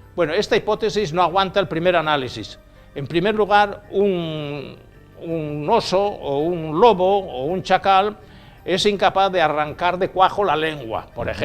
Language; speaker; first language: Spanish; native; Spanish